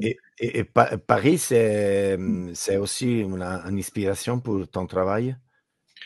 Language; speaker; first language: French; non-native, learner; Italian